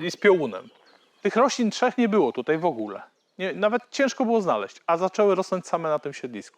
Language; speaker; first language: Polish; native; Polish